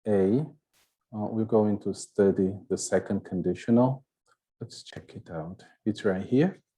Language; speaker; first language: English; non-native, fluent; Portuguese